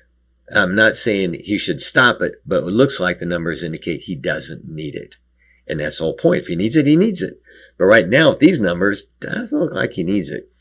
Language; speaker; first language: English; native; English